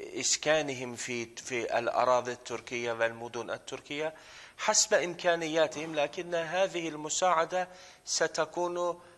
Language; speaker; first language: Arabic; non-native, fluent; Turkish